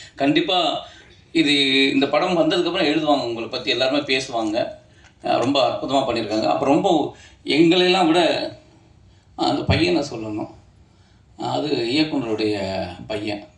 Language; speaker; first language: Tamil; native; Tamil